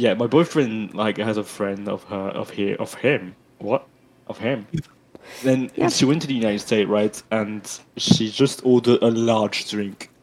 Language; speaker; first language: English; non-native, fluent; French